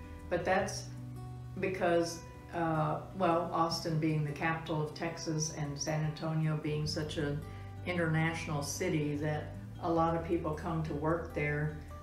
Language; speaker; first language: English; early bilingual, other home language; German